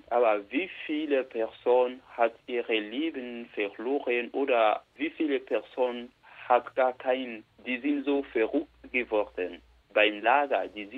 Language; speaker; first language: German; non-native, learner; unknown